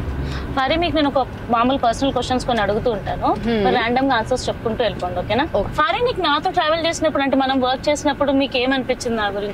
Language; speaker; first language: Telugu; native; Telugu